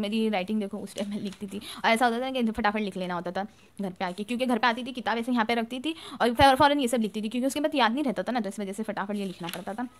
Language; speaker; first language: Urdu; native; Urdu